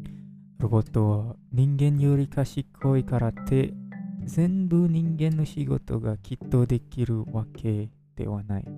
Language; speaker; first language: Japanese; non-native, fluent; English